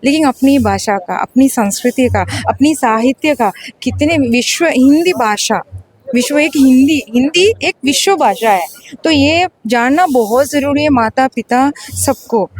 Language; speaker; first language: Hindi; non-native, fluent; Sinhala